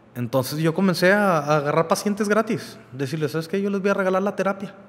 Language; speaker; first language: Spanish; early bilingual, heritage; Spanish